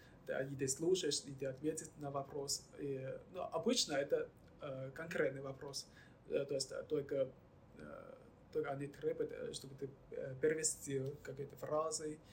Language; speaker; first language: Russian; non-native, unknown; Chinese